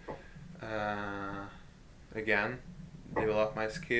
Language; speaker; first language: English; non-native, fluent; Hungarian